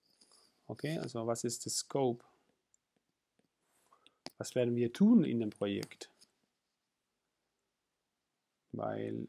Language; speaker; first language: German; non-native, fluent; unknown